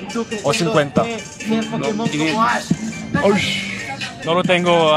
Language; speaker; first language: Spanish; non-native, learner; French